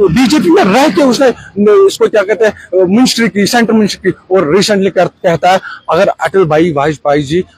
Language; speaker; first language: Hindi; non-native, local second language; Kashmiri